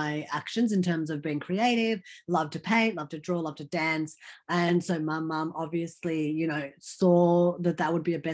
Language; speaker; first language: English; early bilingual, other home language; Hindi